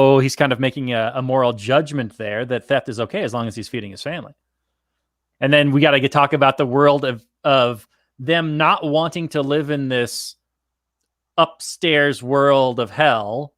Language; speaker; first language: English; native; English